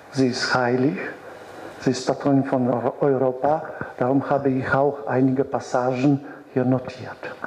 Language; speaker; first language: German; non-native, fluent; Polish